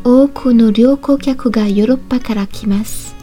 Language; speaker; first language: Japanese; non-native, learner; French